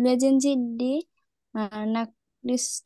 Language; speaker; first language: German; non-native, learner; Bangla